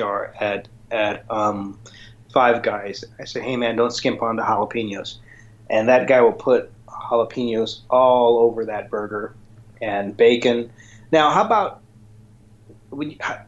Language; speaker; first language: English; native; English